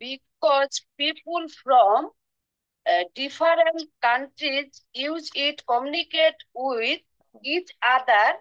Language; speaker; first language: English; non-native, learner; Bangla